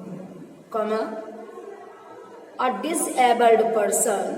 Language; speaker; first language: English; non-native, local second language; Hindi